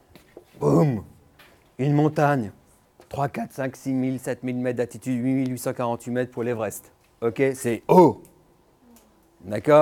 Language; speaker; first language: French; native; French